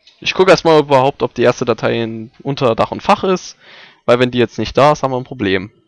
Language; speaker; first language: German; native; German